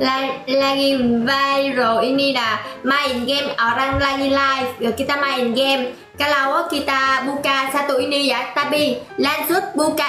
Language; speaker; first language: Indonesian; non-native, learner; Vietnamese